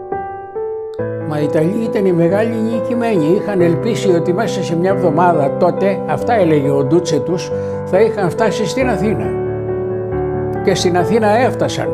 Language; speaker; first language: Greek; native; Greek